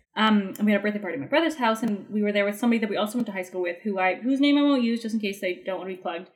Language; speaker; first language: English; early bilingual, other home language; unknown